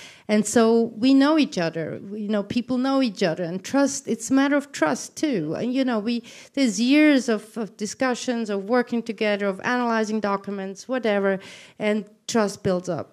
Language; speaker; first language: English; non-native, fluent; German